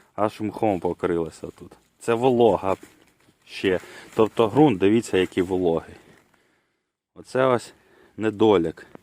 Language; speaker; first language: Ukrainian; non-native, local second language; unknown